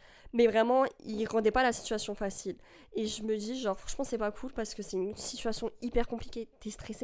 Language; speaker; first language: French; native; French